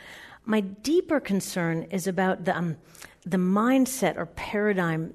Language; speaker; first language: English; native; English